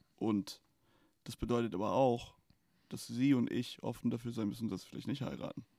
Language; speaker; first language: German; native; German